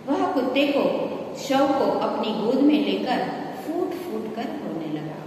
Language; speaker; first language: Hindi; non-native, local second language; Gujarati